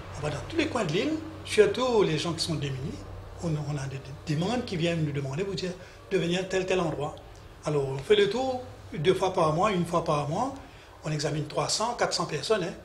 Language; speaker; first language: French; non-native, local second language; Morisyen